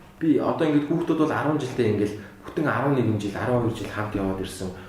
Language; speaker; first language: Mongolian; native; Mongolian